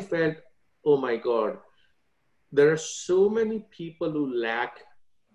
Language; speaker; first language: English; non-native, local second language; Gujarati